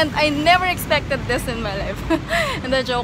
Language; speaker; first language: English; non-native, local second language; Filipino